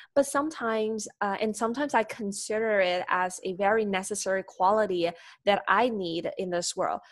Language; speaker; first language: English; non-native, fluent; Chinese